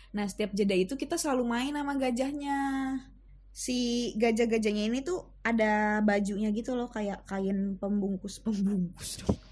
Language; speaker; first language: Indonesian; native; Indonesian